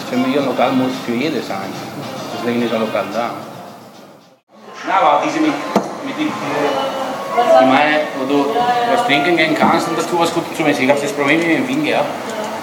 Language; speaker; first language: German; non-native, fluent; Italian